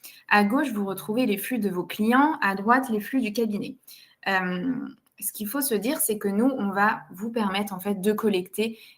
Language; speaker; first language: French; native; French